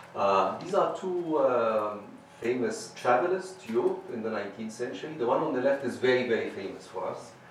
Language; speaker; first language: English; non-native, fluent; Arabic